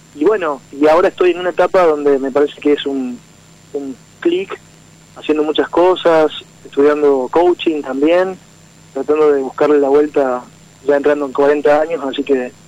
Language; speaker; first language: Spanish; native; Spanish